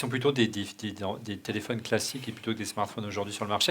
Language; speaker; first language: French; native; French